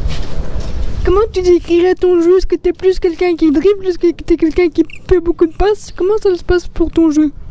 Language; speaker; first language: French; native; French